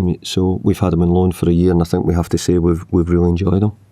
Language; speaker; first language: English; native; English